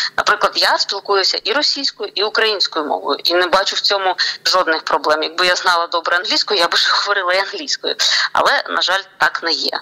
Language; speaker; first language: Ukrainian; non-native, local second language; Russian